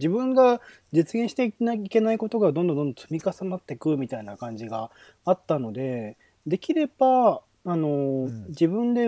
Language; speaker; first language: Japanese; native; Japanese